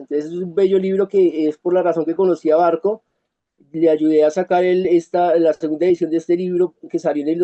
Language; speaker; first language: Spanish; native; Spanish